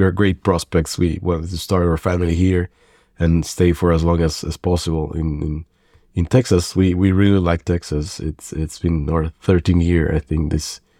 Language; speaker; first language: English; non-native, fluent; Spanish